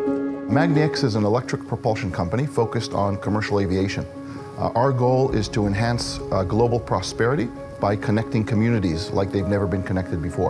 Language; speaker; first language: English; native; English